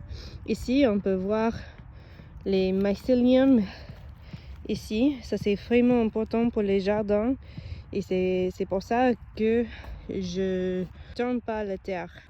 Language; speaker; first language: French; non-native, learner; English